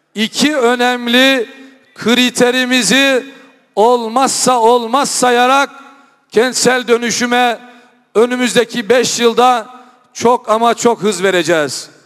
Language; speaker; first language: Turkish; native; Turkish